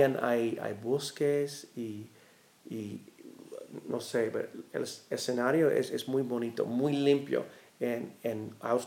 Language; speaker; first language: Spanish; non-native, learner; English